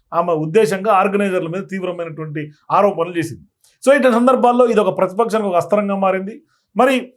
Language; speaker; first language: Telugu; native; Telugu